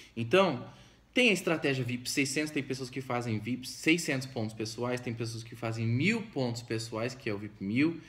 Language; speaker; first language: Portuguese; non-native, fluent; English